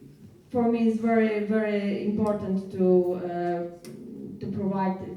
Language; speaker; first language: English; non-native, learner; Polish